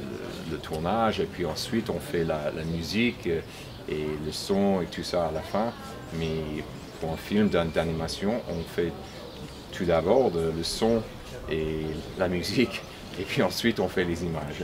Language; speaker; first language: French; non-native, fluent; English